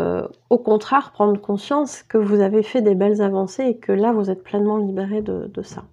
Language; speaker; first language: French; native; French